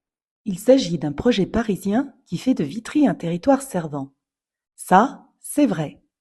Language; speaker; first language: French; native; French